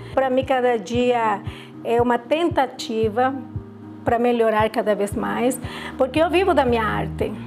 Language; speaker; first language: Portuguese; non-native, fluent; Spanish